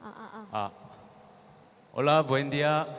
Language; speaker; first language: Spanish; non-native, learner; Korean